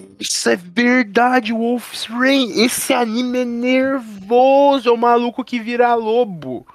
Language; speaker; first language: Portuguese; native; Portuguese